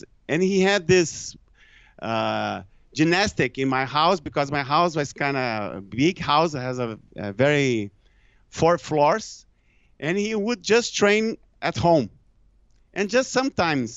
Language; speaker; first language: English; non-native, fluent; Portuguese